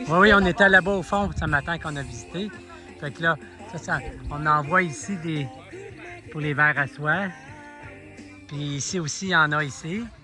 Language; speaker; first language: French; native; French